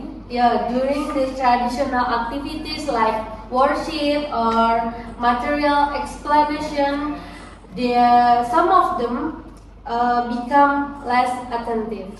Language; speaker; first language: English; non-native, learner; Indonesian